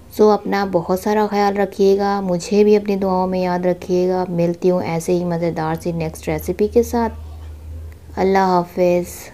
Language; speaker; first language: Urdu; native; Urdu